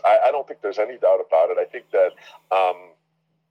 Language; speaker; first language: English; native; English